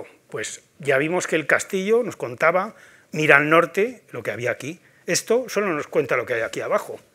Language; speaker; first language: Spanish; native; Spanish